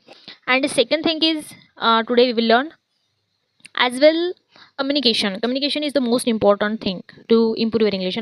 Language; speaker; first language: English; non-native, learner; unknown